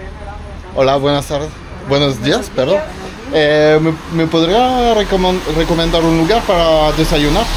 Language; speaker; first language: Spanish; non-native, fluent; French